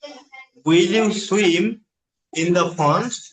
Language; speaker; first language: English; non-native, learner; Bangla